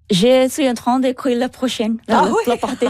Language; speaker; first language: French; non-native, learner; Portuguese